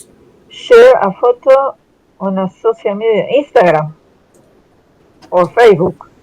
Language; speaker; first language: English; non-native, learner; Spanish